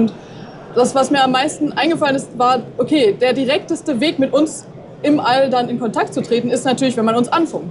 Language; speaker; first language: German; native; German